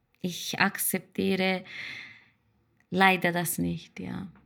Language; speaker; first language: German; non-native, learner; Turkish